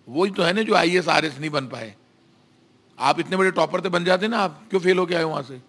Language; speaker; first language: Hindi; native; Hindi